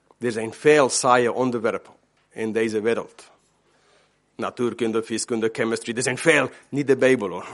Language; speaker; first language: Dutch; non-native, fluent; Spanish